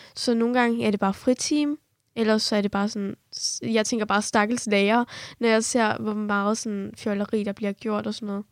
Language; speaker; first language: Danish; early bilingual, other home language; Kurdish